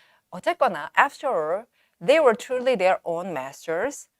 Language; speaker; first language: English; non-native, fluent; Korean